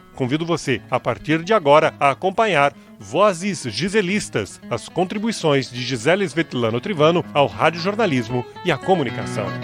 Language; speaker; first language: Portuguese; native; Portuguese